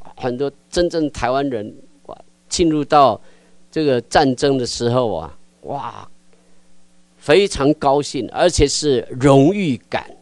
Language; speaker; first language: Chinese; non-native, local second language; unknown